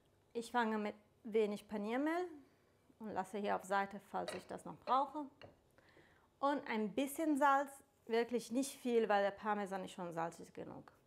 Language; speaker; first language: German; non-native, fluent; Italian